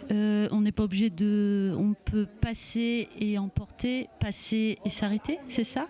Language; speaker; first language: French; native; French